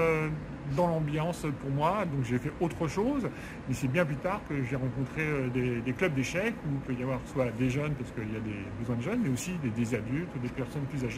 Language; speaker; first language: French; native; French